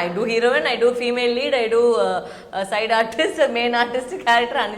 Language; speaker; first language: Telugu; non-native, local second language; Tamil